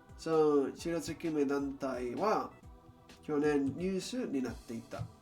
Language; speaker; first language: Japanese; non-native, learner; English